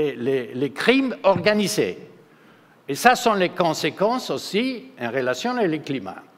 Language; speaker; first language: French; non-native, fluent; Spanish